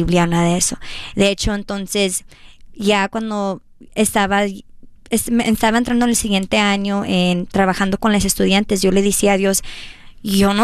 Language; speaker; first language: Spanish; early bilingual, heritage; Spanish